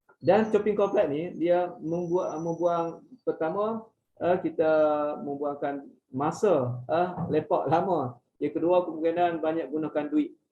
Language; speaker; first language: Malay; native; Malay